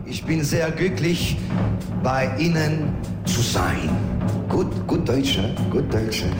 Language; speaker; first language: German; non-native, learner; French